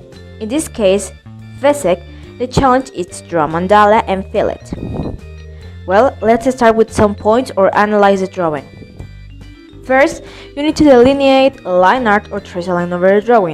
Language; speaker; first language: English; non-native, learner; Spanish